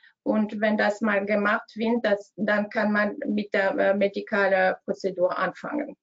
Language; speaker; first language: German; non-native, learner; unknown